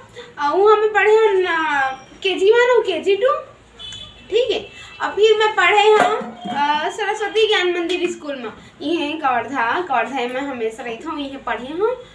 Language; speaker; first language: Hindi; non-native, local second language; Chhattisgarhi